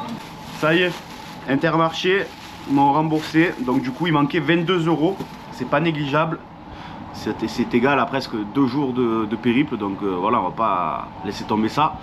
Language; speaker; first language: French; native; French